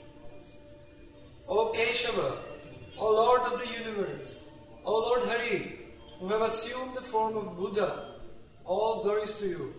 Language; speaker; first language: English; non-native, local second language; Tamil